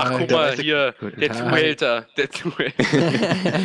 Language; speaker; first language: German; native; German